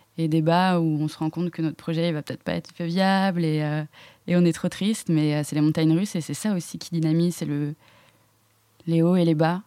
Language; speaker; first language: French; native; French